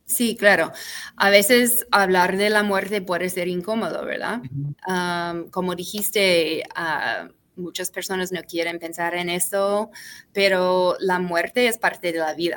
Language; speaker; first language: Spanish; non-native, fluent; English